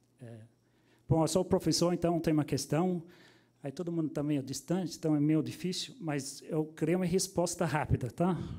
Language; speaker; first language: Portuguese; non-native, fluent; English